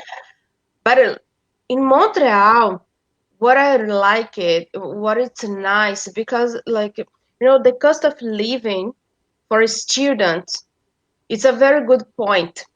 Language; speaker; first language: English; non-native, fluent; Portuguese